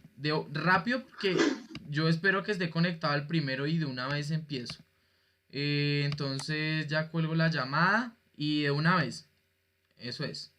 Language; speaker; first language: Spanish; native; Spanish